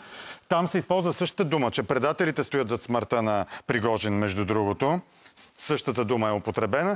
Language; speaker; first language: Bulgarian; native; Bulgarian